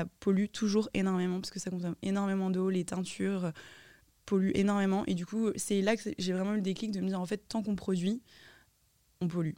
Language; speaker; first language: French; native; French